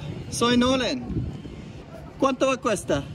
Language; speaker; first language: Spanish; non-native, learner; English